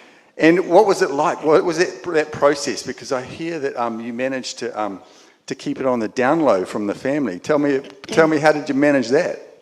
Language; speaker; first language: English; native; English